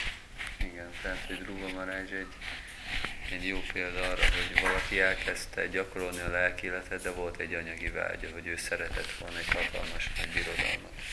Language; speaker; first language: Hungarian; native; Hungarian